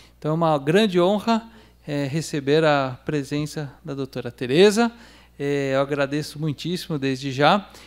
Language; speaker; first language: Portuguese; native; Portuguese